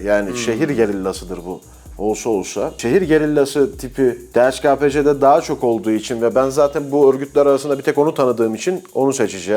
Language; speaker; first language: Turkish; native; Turkish